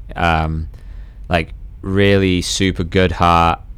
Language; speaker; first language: English; native; English